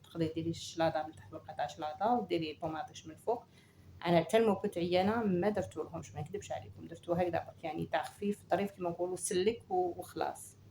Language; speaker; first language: Arabic; native; Arabic